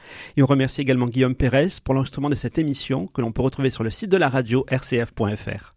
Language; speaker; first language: French; native; French